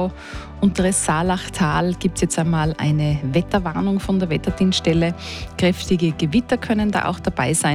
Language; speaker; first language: German; native; German